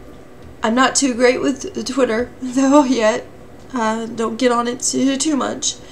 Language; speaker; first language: English; native; English